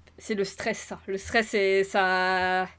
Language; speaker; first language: French; native; French